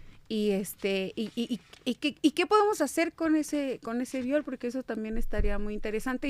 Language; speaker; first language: Spanish; native; Spanish